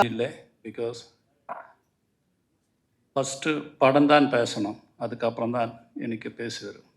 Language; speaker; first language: Tamil; non-native, learner; Malayalam